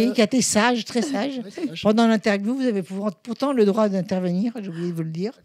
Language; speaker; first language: French; native; French